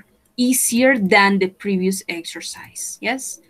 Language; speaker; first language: English; non-native, fluent; Spanish